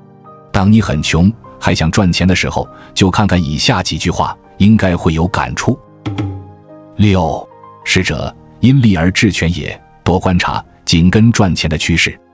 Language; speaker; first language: Chinese; native; Chinese